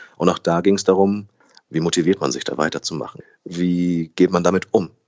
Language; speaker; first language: German; early bilingual, other home language; Portuguese